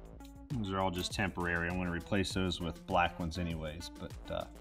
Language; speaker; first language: English; native; English